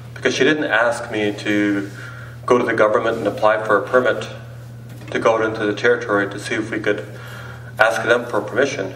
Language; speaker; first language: English; native; English